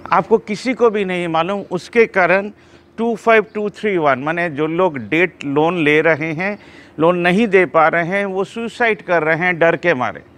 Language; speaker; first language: Hindi; non-native, local second language; Bangla